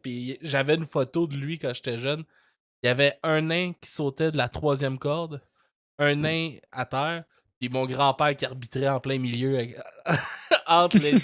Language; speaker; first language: French; native; French